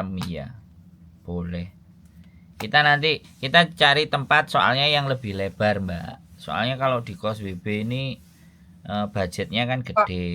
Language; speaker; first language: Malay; non-native, local second language; Javanese